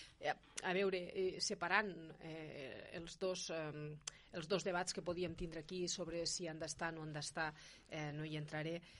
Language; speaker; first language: Catalan; native; Catalan